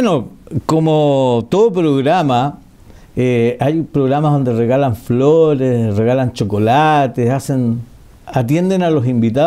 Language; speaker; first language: Spanish; native; Spanish